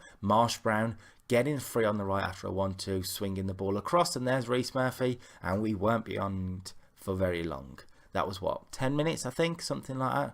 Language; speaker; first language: English; native; English